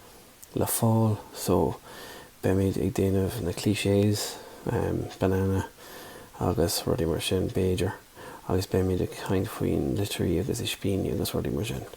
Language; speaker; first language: Irish; non-native, local second language; English